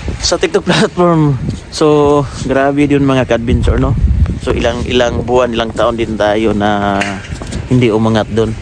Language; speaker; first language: Filipino; non-native, local second language; Cebuano